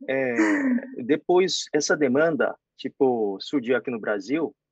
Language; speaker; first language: Portuguese; non-native, fluent; Korean